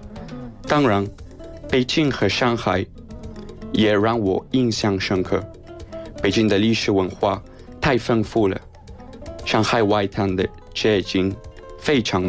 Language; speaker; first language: Chinese; non-native, fluent; Spanish